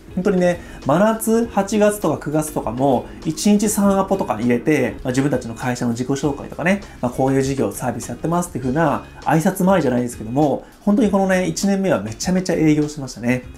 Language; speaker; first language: Japanese; native; Japanese